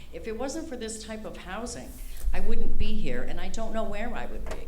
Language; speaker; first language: English; native; English